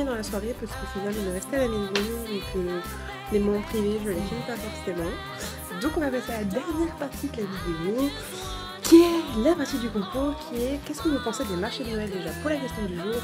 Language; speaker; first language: French; native; French